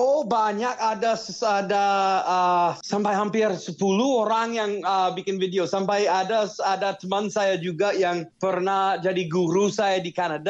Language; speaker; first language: Indonesian; non-native, fluent; English